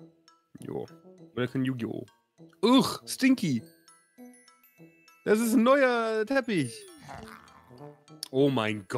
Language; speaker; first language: German; native; German